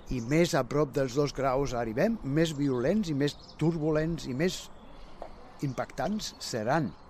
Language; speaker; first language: Catalan; non-native, fluent; German